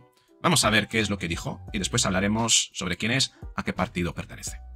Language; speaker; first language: Spanish; native; Spanish